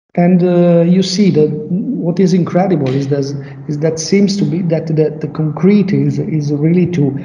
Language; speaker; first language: English; non-native, learner; Italian